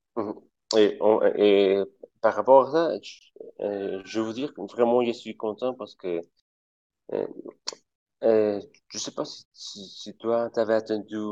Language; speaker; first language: French; non-native, fluent; Spanish